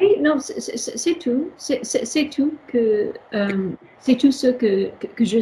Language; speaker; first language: French; non-native, learner; English